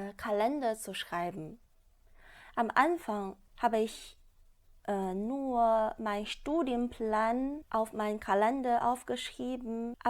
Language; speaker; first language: German; non-native, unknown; Chinese